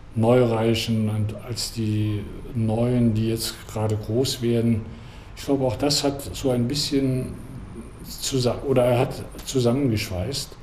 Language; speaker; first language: German; native; German